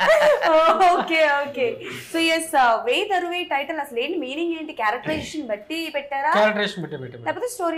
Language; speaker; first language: Telugu; native; Telugu